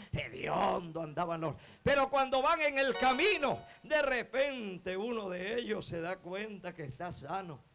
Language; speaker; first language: Spanish; native; Spanish